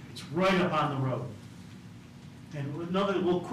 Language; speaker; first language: English; native; English